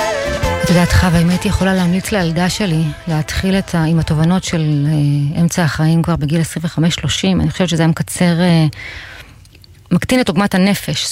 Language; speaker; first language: Hebrew; native; Hebrew